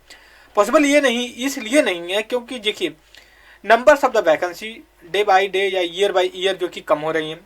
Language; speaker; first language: Hindi; native; Hindi